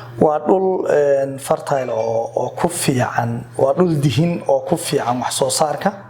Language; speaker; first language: Somali; native; Somali